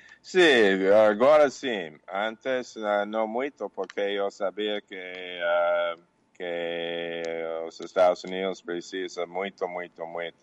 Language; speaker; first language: Portuguese; non-native, learner; English